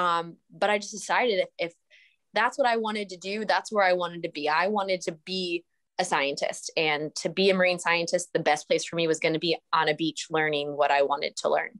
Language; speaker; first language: English; native; English